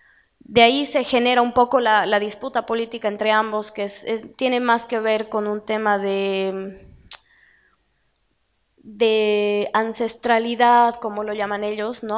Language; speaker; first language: Spanish; native; Spanish